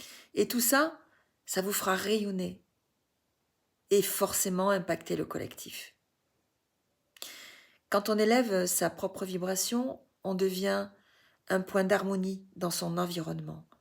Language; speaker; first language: French; native; French